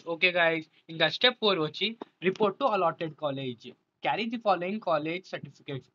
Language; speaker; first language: Telugu; non-native, local second language; Urdu